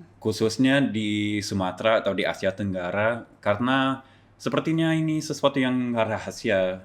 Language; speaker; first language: Indonesian; non-native, fluent; English